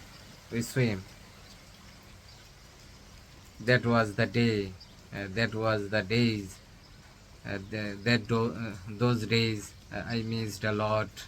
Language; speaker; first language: English; non-native, learner; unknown